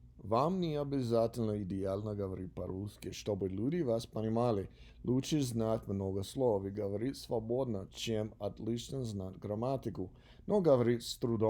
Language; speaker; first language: Russian; non-native, learner; English